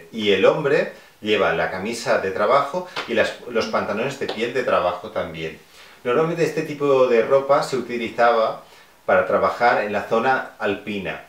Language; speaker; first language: Spanish; non-native, local second language; Catalan